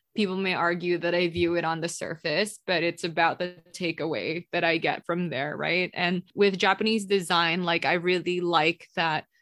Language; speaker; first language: English; non-native, local second language; Indonesian